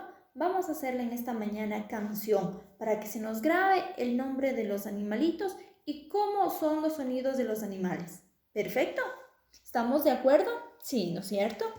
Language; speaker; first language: Spanish; native; Spanish